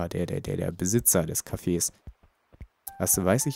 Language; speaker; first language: German; native; German